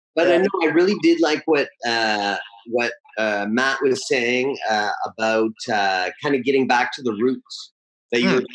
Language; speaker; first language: English; native; English